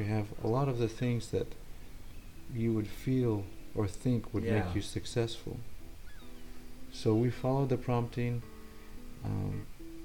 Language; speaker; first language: English; early bilingual, other home language; Spanish